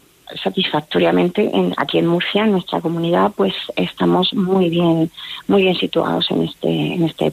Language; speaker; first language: Spanish; native; Spanish